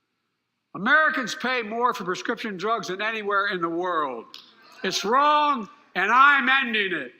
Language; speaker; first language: English; native; English